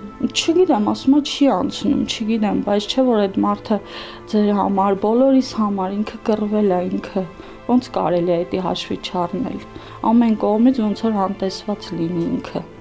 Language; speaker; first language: Armenian; native; Armenian